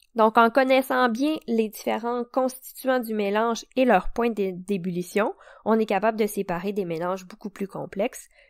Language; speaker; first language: French; native; French